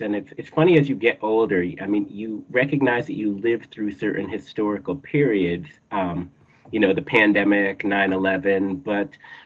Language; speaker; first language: English; native; English